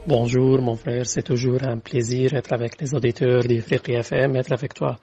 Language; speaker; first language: French; non-native, fluent; Arabic